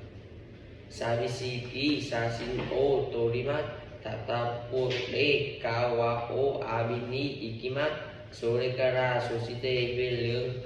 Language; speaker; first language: Japanese; non-native, learner; Vietnamese